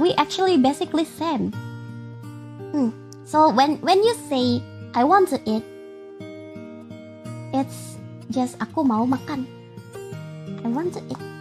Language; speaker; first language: English; non-native, fluent; Indonesian